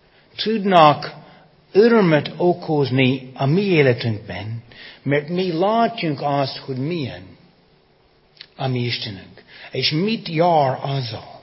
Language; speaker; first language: Hungarian; non-native, fluent; English